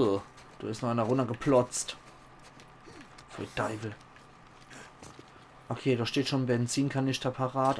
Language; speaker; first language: German; native; German